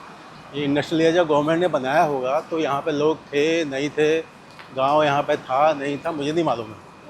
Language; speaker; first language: Hindi; native; Hindi